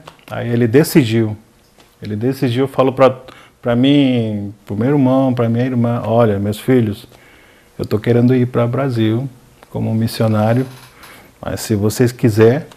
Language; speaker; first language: Portuguese; non-native, fluent; Korean